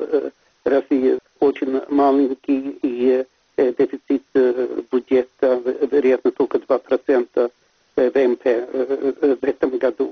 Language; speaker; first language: Russian; non-native, fluent; Swedish